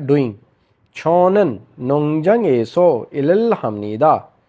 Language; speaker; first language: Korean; non-native, fluent; Urdu